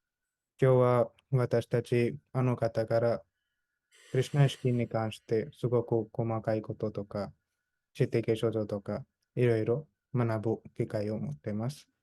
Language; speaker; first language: Japanese; non-native, fluent; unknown